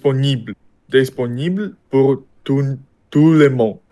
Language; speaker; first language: French; non-native, learner; Russian